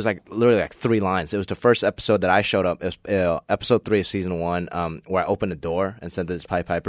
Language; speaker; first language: English; non-native, local second language; Cantonese